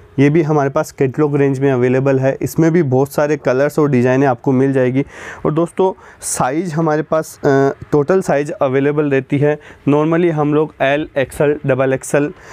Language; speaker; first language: Hindi; native; Hindi